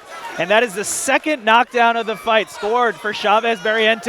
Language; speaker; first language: English; native; English